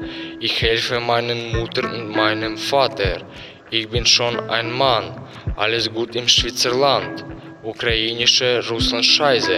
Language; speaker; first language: German; non-native, learner; Ukrainian